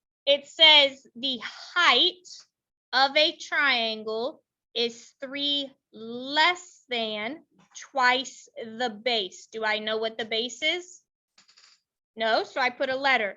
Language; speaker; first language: English; native; English